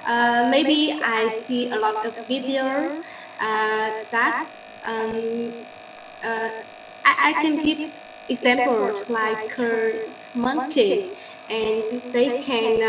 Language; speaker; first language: English; non-native, learner; Vietnamese